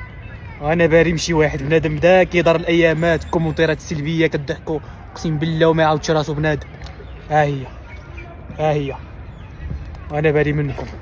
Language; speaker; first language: Arabic; native; Arabic